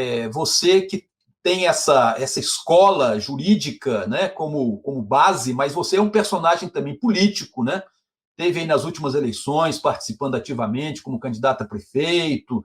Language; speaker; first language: Portuguese; native; Portuguese